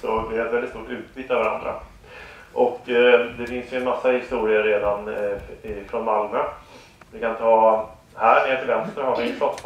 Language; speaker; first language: Swedish; native; Swedish